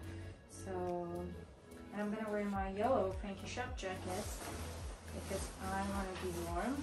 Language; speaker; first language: English; non-native, fluent; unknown